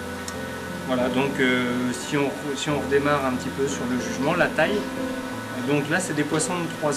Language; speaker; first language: French; native; French